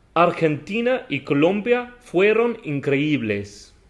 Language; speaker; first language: Spanish; non-native, learner; English